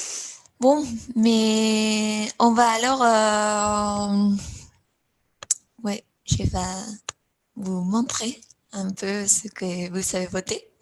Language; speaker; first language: French; non-native, fluent; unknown